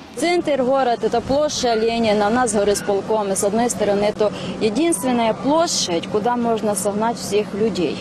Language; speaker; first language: Russian; non-native, local second language; Ukrainian